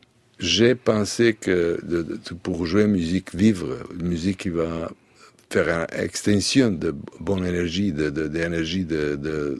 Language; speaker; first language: French; non-native, learner; Serbian